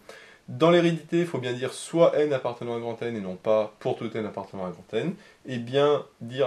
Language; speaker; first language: French; native; French